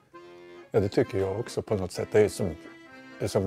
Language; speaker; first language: Swedish; native; Swedish